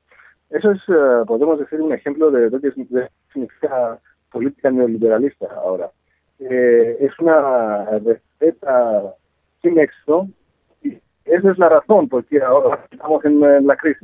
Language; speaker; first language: Spanish; non-native, fluent; Greek